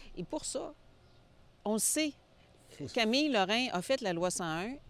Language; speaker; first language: French; native; French